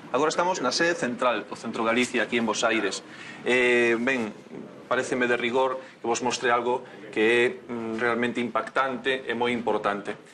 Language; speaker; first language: Galician; native; Galician